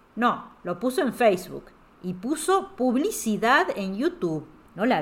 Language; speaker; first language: Spanish; native; Spanish